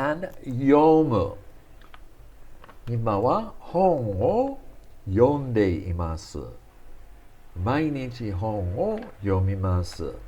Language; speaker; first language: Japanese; non-native, fluent; English